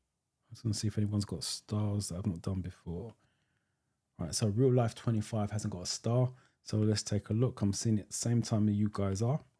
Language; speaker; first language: English; native; English